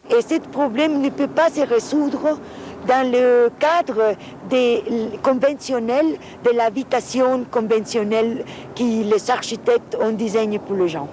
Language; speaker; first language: French; non-native, fluent; Spanish